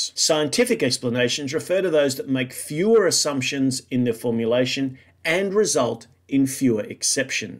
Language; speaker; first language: English; native; English